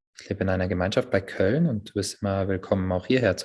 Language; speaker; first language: German; native; German